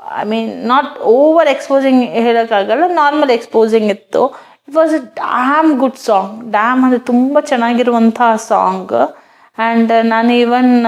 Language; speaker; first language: Kannada; non-native, fluent; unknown